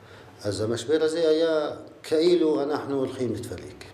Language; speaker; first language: Hebrew; non-native, local second language; Arabic